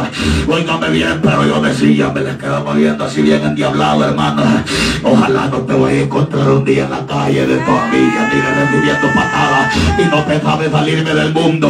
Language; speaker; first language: Spanish; native; Spanish